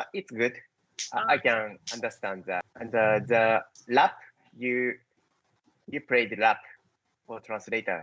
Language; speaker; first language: English; non-native, learner; Japanese